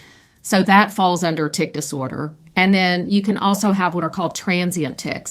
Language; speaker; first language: English; native; English